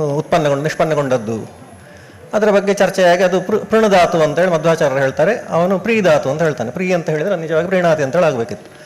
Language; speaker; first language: Kannada; native; Kannada